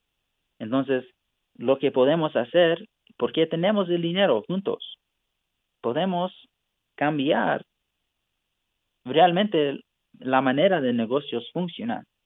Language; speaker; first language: Spanish; non-native, fluent; English